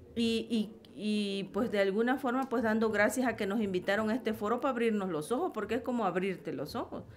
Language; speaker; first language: Spanish; native; Spanish